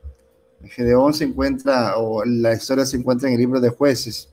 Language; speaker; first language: Spanish; native; Spanish